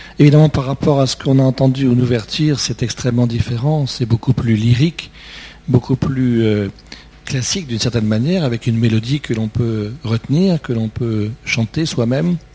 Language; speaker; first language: French; native; French